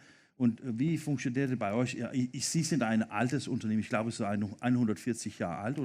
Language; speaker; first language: German; non-native, fluent; Danish